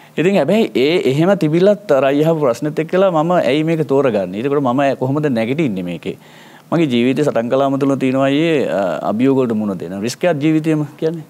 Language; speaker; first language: Sinhala; native; Sinhala